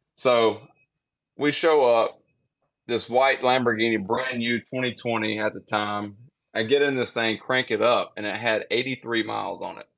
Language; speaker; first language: English; native; English